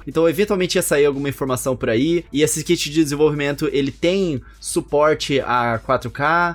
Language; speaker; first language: Portuguese; native; Portuguese